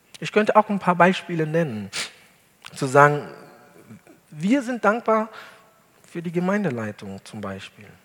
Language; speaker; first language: German; non-native, fluent; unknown